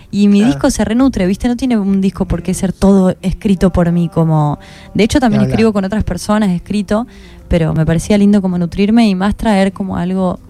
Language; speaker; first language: Spanish; native; Spanish